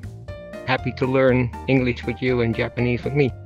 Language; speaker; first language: English; non-native, fluent; Dutch